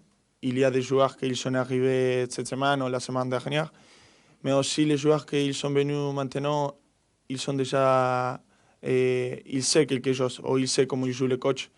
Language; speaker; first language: French; non-native, fluent; Spanish